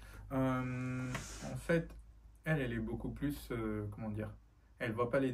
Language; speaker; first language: French; early bilingual, other home language; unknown